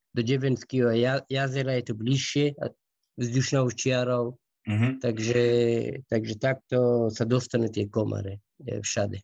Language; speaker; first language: Slovak; non-native, fluent; Persian